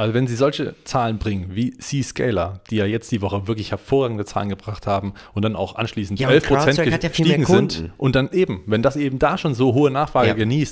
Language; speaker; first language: German; native; German